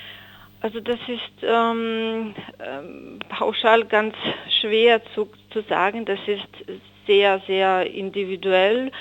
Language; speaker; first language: German; non-native, fluent; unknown